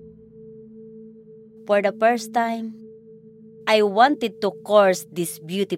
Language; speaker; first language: English; non-native, local second language; Cebuano